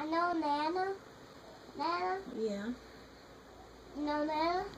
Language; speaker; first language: English; native; English